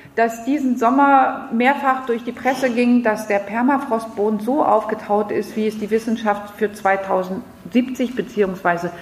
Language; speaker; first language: German; non-native, fluent; French